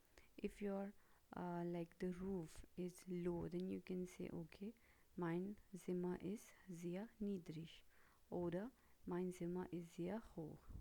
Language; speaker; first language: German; non-native, fluent; Hindi